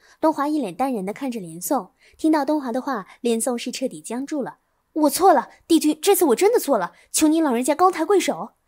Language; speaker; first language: Chinese; native; Chinese